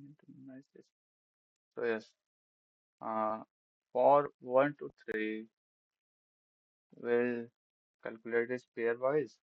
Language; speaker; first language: English; non-native, local second language; Hindi